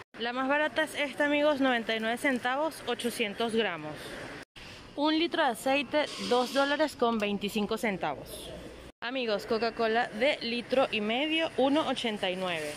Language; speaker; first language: Spanish; native; Spanish